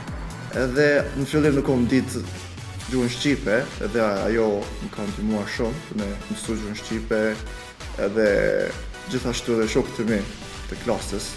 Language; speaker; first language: Albanian; early bilingual, other home language; Korean